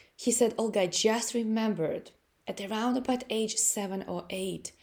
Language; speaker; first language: English; non-native, fluent; Latvian